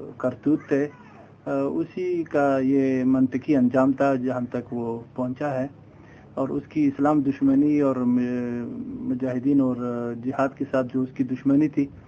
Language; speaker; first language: Urdu; non-native, local second language; Pashto